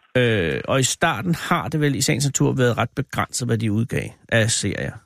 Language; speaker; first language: Danish; native; Danish